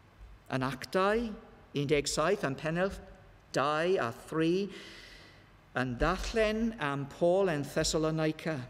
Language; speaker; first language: Welsh; non-native, learner; English